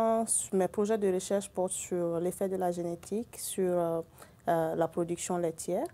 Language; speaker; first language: French; non-native, local second language; Bambara